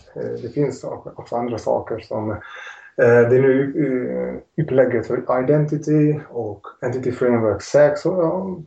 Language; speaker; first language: Swedish; non-native, fluent; Hungarian